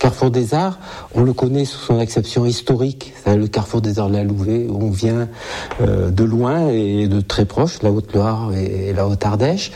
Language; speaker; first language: French; native; French